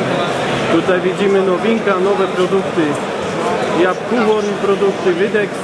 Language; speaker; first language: Polish; non-native, learner; Slovak